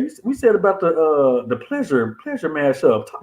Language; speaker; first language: English; native; English